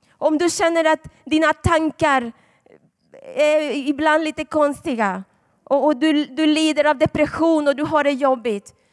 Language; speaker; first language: Swedish; non-native, fluent; Spanish